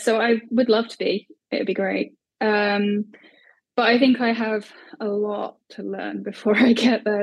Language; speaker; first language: English; native; English